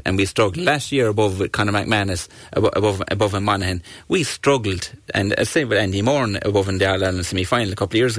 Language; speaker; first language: English; native; English